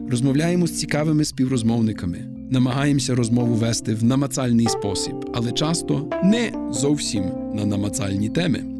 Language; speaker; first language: Ukrainian; early bilingual, heritage; Ukrainian